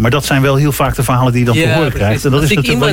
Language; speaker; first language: Dutch; native; Dutch